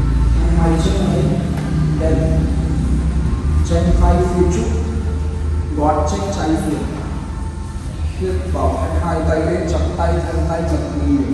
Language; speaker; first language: Vietnamese; non-native, learner; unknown